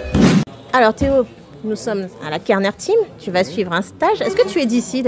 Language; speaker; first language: French; native; French